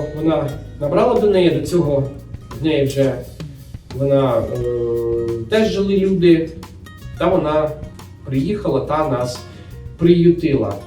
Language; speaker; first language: Ukrainian; non-native, local second language; Russian